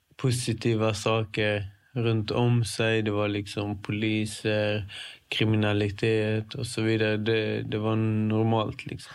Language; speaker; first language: Swedish; native; Swedish